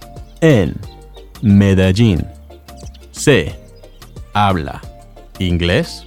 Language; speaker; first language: Spanish; non-native, fluent; English